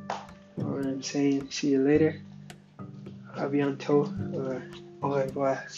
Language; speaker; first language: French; non-native, learner; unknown